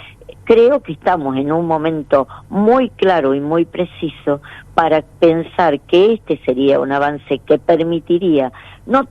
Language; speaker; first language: Spanish; native; Spanish